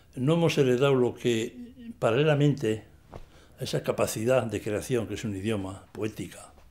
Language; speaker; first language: Spanish; non-native, local second language; Basque